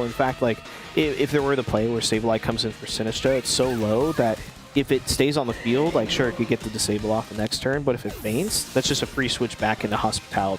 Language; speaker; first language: English; native; English